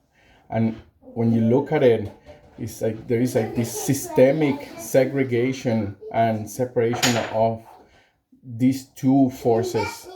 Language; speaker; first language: English; non-native, fluent; Spanish